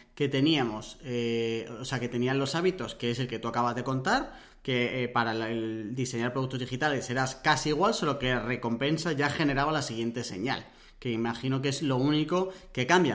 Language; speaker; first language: Spanish; native; Spanish